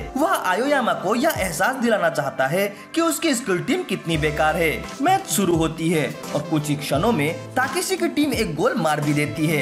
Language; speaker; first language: Hindi; native; Hindi